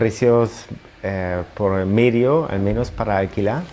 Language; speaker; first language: Spanish; non-native, fluent; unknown